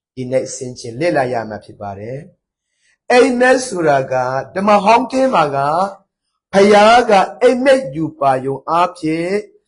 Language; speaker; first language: Burmese; non-native, local second language; Tedim Chin